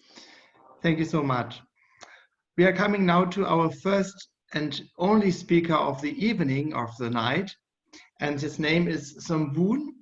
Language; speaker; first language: English; non-native, fluent; German